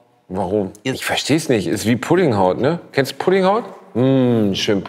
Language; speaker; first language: German; native; German